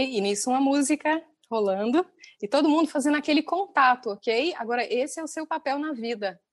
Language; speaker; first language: Portuguese; native; Portuguese